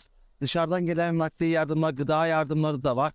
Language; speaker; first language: Turkish; native; Turkish